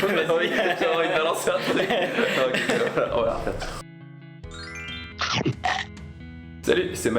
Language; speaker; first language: French; native; French